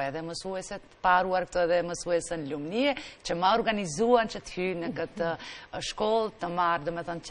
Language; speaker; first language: Albanian; native; Albanian